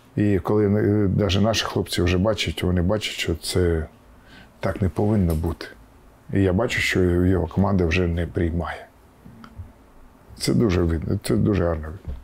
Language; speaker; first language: Ukrainian; non-native, local second language; Russian